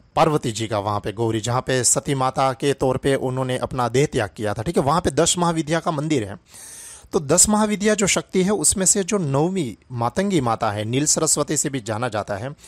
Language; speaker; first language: Hindi; non-native, local second language; Gujarati